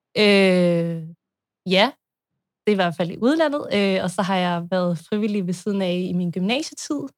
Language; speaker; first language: Danish; native; Danish